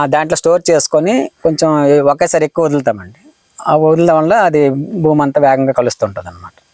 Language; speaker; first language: Telugu; native; Telugu